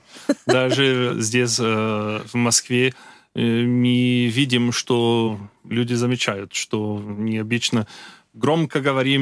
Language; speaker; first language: Russian; non-native, learner; Portuguese